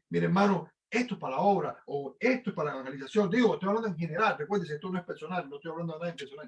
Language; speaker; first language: Spanish; native; Spanish